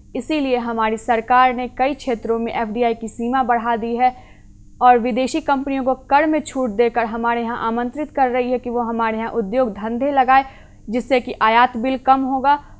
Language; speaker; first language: Hindi; native; Hindi